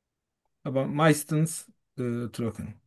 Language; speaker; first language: German; non-native, fluent; Turkish